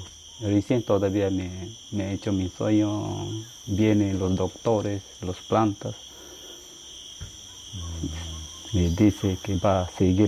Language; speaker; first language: Spanish; non-native, local second language; Shipibo-Conibo